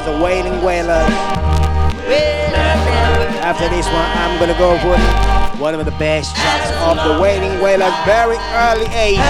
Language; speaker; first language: English; native; English